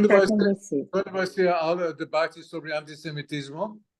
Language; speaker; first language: Portuguese; non-native, fluent; English